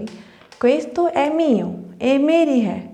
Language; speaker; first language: Italian; non-native, fluent; Punjabi